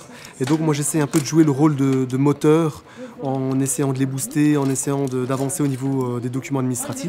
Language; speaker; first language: French; native; French